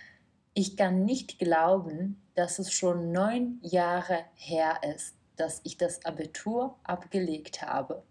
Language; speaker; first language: German; non-native, fluent; Czech